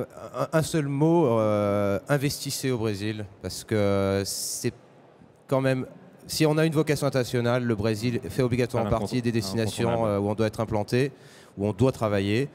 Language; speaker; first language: French; native; French